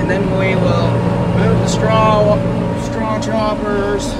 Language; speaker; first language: English; native; English